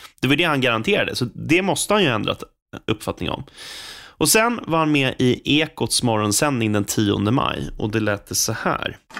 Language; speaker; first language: Swedish; native; Swedish